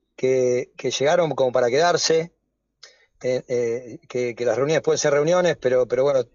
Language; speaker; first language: Spanish; native; Spanish